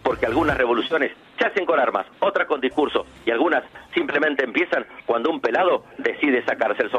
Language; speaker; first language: Spanish; native; Spanish